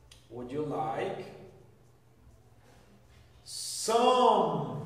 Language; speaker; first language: English; non-native, fluent; Spanish